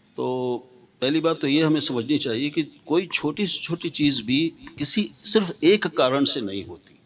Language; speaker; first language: Hindi; native; Hindi